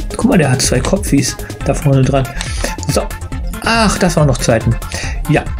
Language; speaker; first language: German; native; German